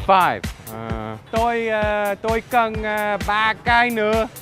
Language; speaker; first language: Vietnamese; non-native, learner; English